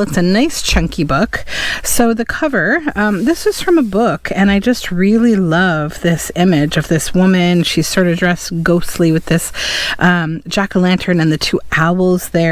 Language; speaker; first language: English; native; English